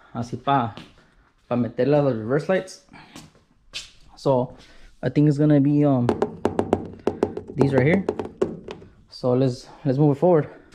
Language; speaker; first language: English; early bilingual, other home language; Spanish